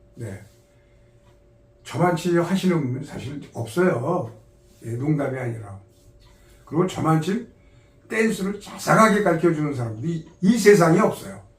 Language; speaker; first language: Korean; native; Korean